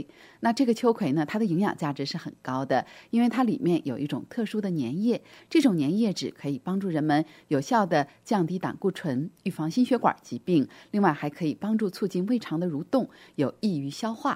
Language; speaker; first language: Chinese; native; Chinese